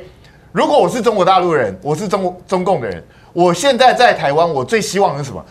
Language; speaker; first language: Chinese; native; Chinese